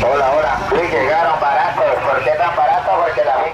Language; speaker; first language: Spanish; native; Spanish